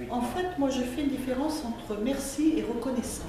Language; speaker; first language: French; native; French